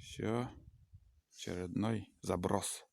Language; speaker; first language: Russian; native; Russian